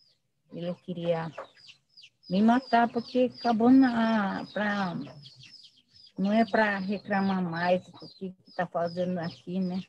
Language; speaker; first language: Portuguese; non-native, local second language; Guarani